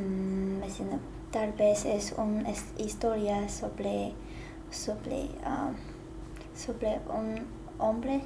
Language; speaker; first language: Spanish; non-native, learner; Chinese